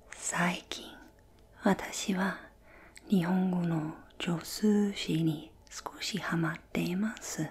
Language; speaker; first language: Japanese; non-native, fluent; English